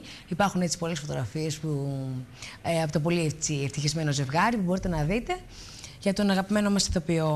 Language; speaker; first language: Greek; native; Greek